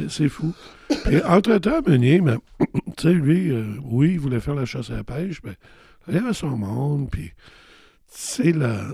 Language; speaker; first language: French; native; French